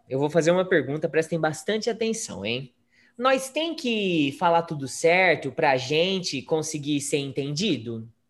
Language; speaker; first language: Portuguese; native; Portuguese